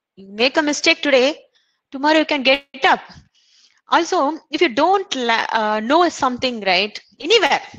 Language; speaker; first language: English; non-native, local second language; Tamil